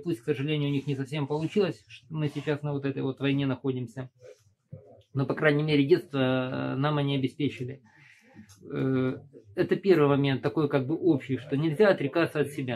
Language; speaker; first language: Russian; native; Russian